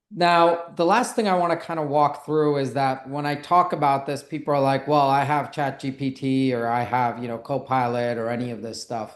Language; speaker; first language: English; native; English